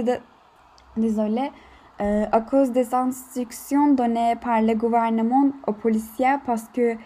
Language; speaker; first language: French; non-native, learner; Turkish